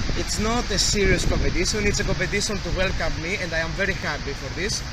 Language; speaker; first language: English; non-native, learner; Greek